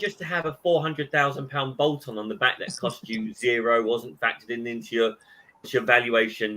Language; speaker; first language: English; native; English